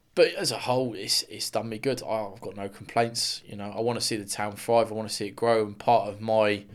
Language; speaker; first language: English; native; English